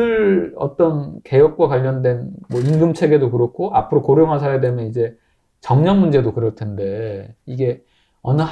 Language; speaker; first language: Korean; native; Korean